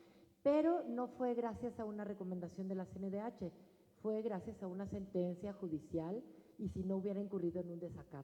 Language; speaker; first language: Spanish; native; Spanish